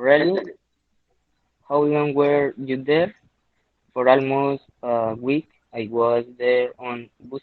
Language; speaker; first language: English; non-native, learner; Spanish